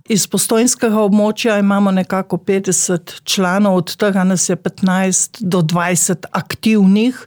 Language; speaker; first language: Slovenian; native; Slovenian